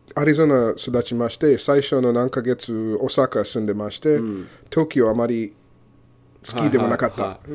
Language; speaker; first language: Japanese; non-native, learner; English